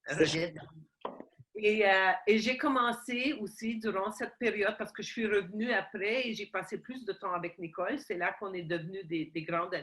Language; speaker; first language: French; non-native, fluent; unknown